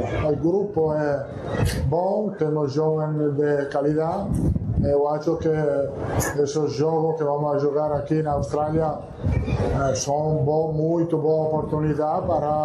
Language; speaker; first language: Portuguese; non-native, fluent; Italian